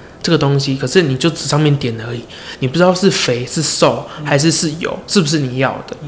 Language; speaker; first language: Chinese; native; Chinese